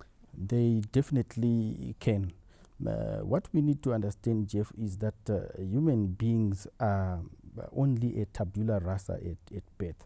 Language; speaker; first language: English; non-native, local second language; Shona